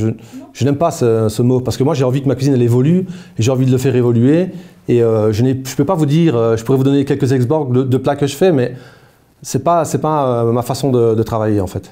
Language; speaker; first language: French; native; French